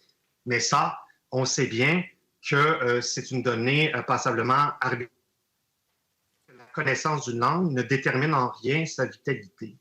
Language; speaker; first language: French; native; French